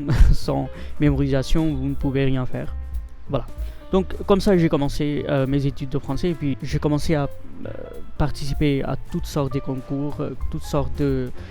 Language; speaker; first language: French; non-native, fluent; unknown